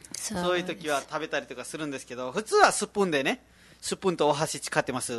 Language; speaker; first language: Japanese; non-native, fluent; Nepali